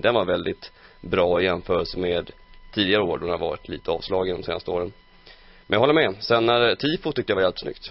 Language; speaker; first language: Swedish; native; Swedish